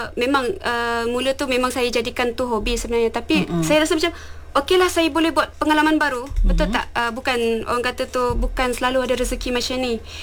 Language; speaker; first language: Malay; non-native, local second language; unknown